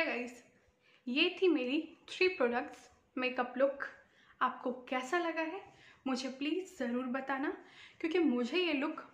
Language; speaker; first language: Hindi; native; Hindi